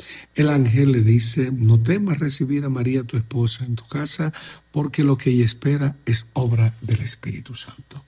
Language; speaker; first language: Spanish; native; Spanish